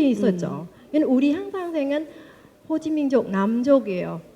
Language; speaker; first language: Korean; non-native, learner; Vietnamese